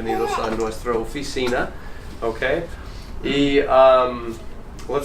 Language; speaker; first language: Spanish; non-native, fluent; English